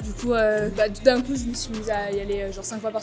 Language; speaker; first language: French; native; French